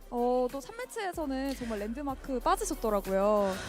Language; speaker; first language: Korean; native; Korean